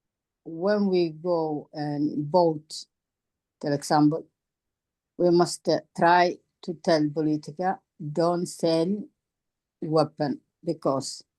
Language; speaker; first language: English; non-native, learner; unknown